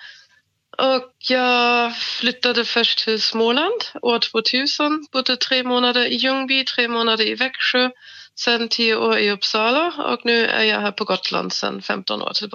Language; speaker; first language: Swedish; non-native, fluent; German